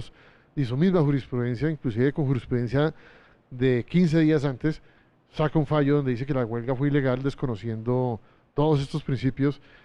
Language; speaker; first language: Spanish; native; Spanish